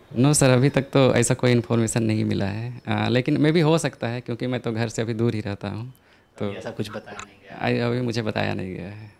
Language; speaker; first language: Hindi; native; Hindi